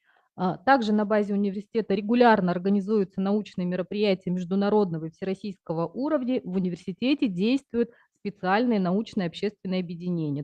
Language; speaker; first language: Russian; native; Russian